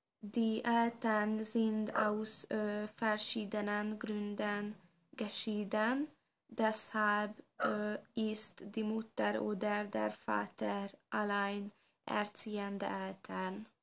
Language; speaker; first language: German; non-native, learner; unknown